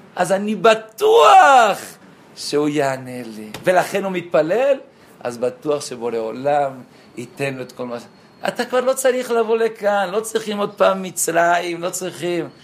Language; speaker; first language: Hebrew; non-native, fluent; Spanish